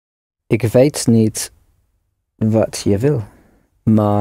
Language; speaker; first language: Dutch; non-native, learner; English